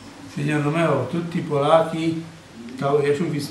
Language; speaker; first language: Italian; non-native, learner; Polish